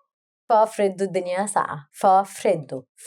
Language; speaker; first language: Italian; non-native, learner; Arabic